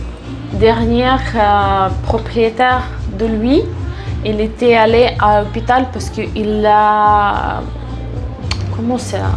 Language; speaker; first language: French; non-native, fluent; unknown